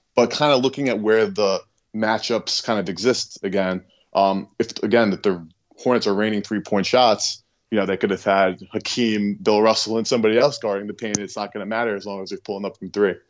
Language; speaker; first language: English; native; English